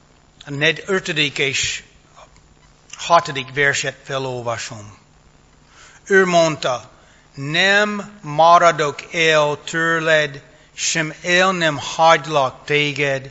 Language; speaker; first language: Hungarian; non-native, fluent; English